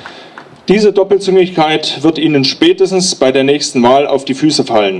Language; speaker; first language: German; native; German